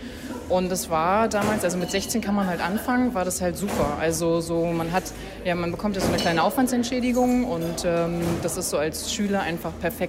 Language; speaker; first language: German; native; German